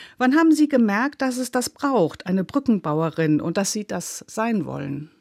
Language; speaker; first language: German; native; German